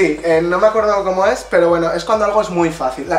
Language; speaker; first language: Spanish; native; Spanish